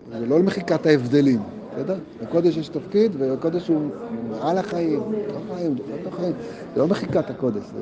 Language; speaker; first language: Hebrew; native; Hebrew